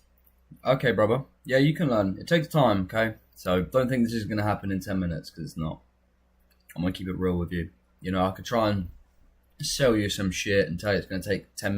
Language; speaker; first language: English; native; English